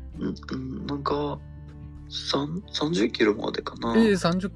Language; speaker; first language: Japanese; non-native, learner; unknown